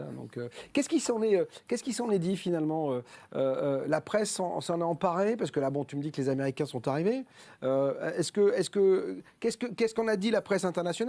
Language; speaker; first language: French; native; French